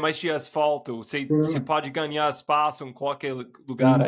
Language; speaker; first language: Portuguese; non-native, fluent; English